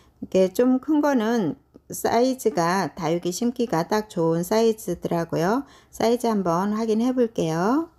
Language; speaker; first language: Korean; native; Korean